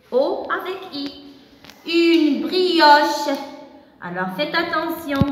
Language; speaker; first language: French; non-native, local second language; Arabic